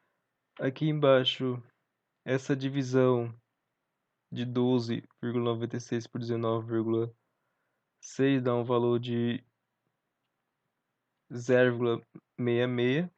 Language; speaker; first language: Portuguese; native; Portuguese